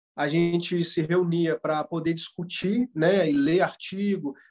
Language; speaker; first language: Portuguese; native; Portuguese